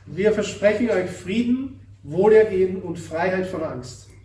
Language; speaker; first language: German; native; German